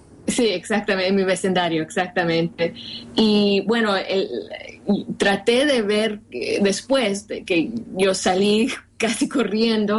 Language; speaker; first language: Spanish; early bilingual, heritage; Spanish